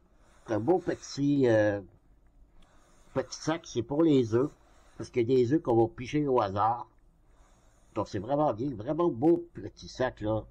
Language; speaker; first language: French; native; French